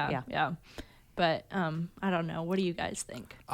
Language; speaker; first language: English; native; English